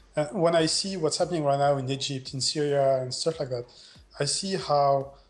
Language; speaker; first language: English; non-native, fluent; French